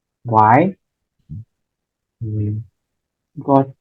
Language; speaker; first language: English; non-native, learner; Vietnamese